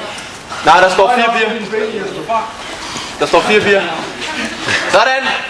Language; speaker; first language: Danish; native; Danish